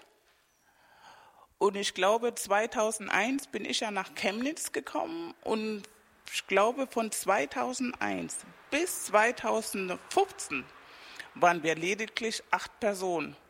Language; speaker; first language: German; non-native, fluent; Spanish